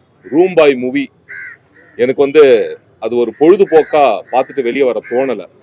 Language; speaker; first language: Tamil; native; Tamil